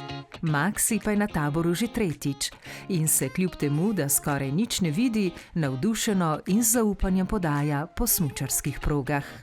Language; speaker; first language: Slovenian; native; Slovenian